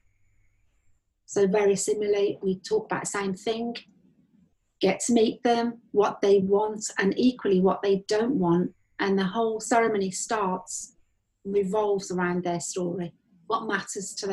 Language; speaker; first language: English; native; English